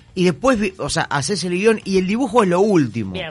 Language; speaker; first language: Spanish; native; Spanish